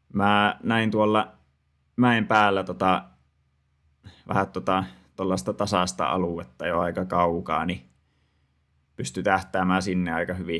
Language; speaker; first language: Finnish; native; Finnish